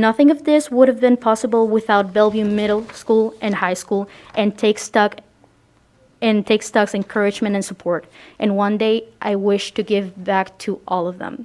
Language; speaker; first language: English; early bilingual, other home language; Spanish